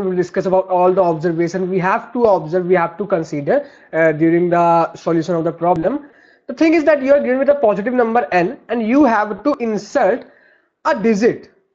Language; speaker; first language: English; non-native, local second language; Hindi